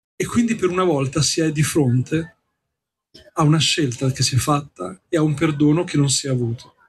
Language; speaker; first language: Italian; native; Italian